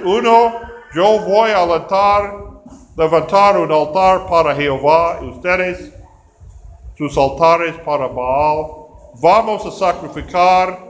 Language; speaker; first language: Spanish; non-native, fluent; English